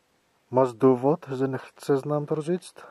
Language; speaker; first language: Czech; non-native, learner; Greek